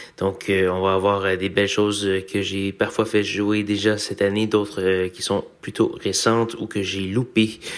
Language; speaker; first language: French; native; French